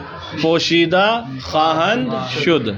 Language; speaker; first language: Persian; non-native, fluent; Urdu